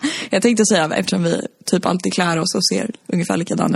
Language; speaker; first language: Swedish; native; Swedish